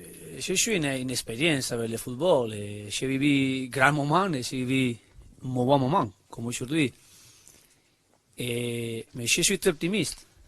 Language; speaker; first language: French; non-native, learner; Spanish